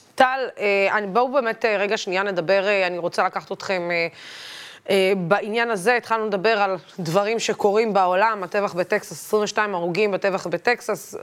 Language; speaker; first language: Hebrew; non-native, local second language; Arabic